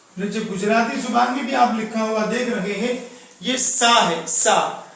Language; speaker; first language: Urdu; non-native, local second language; Gujarati